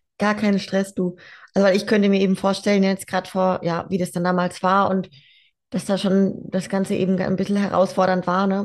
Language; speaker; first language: German; native; German